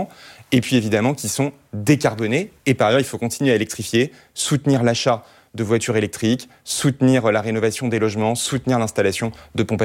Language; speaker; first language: French; native; French